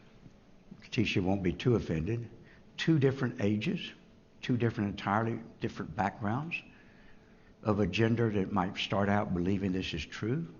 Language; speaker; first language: English; native; English